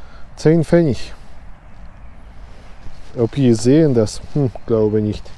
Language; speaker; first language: German; non-native, learner; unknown